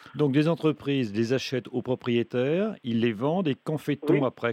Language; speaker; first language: French; native; French